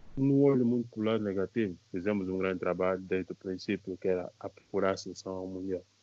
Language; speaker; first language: Portuguese; native; Portuguese